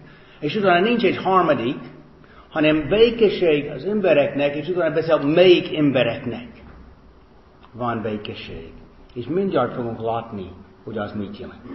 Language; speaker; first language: Hungarian; non-native, fluent; English